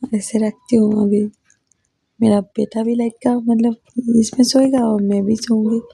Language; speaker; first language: Hindi; non-native, local second language; Assamese